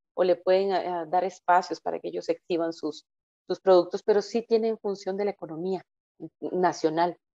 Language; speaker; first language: Spanish; native; Spanish